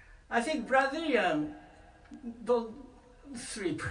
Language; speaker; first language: English; non-native, learner; Japanese